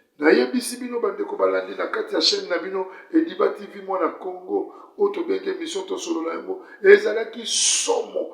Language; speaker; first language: Lingala; native; Lingala